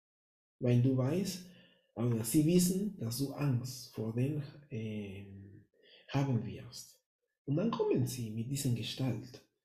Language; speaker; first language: German; non-native, fluent; Spanish